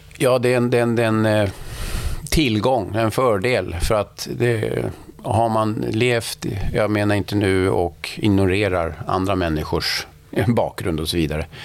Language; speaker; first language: Swedish; native; Swedish